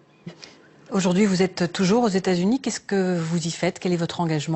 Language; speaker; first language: French; native; French